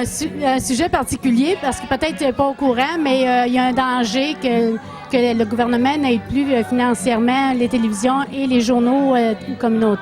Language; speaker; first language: French; native; French